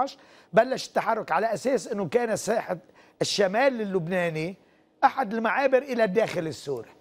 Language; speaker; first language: Arabic; native; Arabic